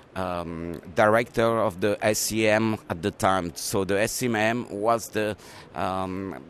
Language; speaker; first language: English; non-native, learner; French